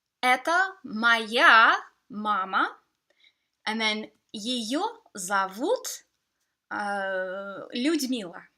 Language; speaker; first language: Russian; non-native, fluent; English